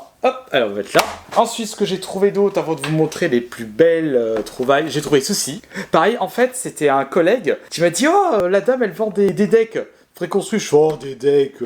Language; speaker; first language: French; native; French